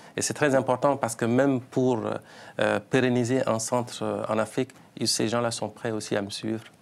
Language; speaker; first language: French; non-native, local second language; Fula